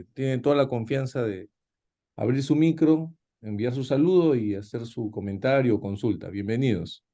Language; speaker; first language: Spanish; native; Spanish